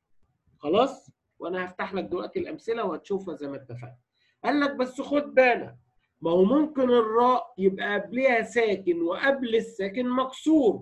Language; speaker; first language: Arabic; native; Arabic